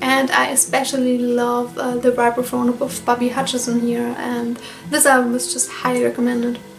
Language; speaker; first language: English; non-native, fluent; German